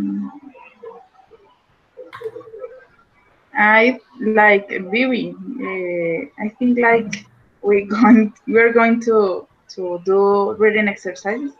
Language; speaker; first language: English; non-native, learner; Spanish